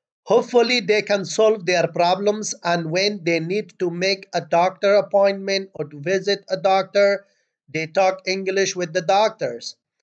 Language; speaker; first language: English; non-native, fluent; Persian